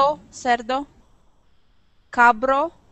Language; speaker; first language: Spanish; non-native, learner; Russian